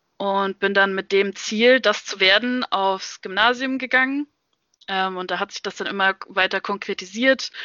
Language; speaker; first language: German; native; German